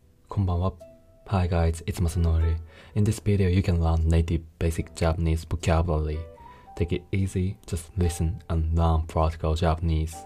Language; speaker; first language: English; non-native, fluent; Japanese